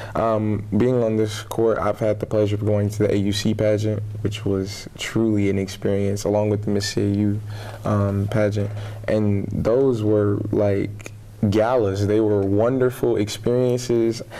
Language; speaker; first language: English; native; English